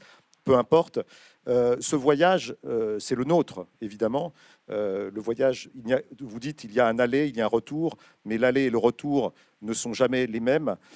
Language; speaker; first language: French; native; French